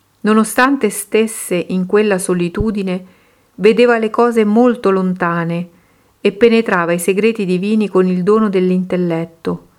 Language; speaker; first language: Italian; native; Italian